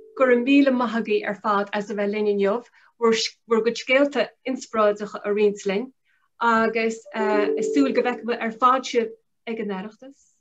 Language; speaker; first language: Irish; native; Irish